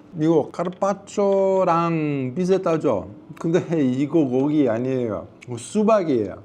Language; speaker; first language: Korean; non-native, learner; Italian